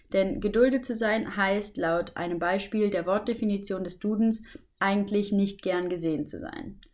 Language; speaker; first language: German; native; German